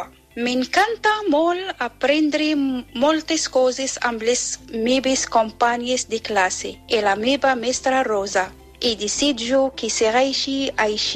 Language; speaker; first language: Catalan; non-native, learner; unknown